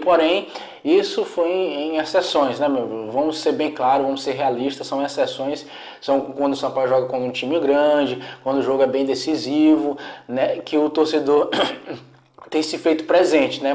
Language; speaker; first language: Portuguese; native; Portuguese